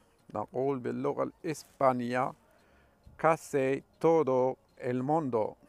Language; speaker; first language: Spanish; non-native, fluent; Arabic